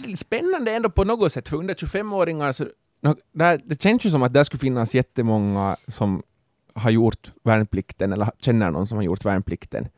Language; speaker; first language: Swedish; native; Swedish